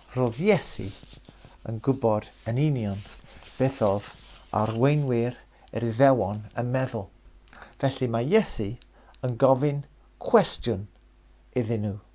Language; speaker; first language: Welsh; non-native, local second language; English